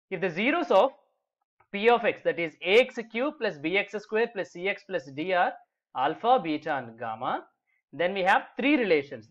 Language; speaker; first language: English; non-native, local second language; Telugu